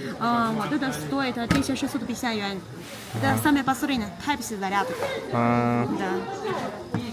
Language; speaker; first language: Russian; non-native, learner; Chinese